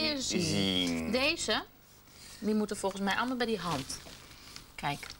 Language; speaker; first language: Dutch; native; Dutch